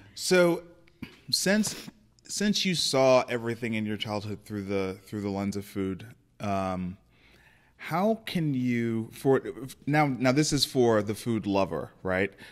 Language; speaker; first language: English; native; English